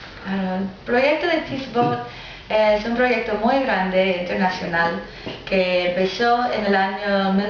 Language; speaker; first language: Spanish; non-native, fluent; English